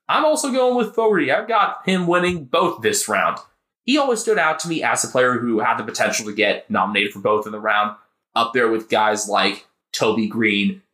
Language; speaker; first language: English; native; English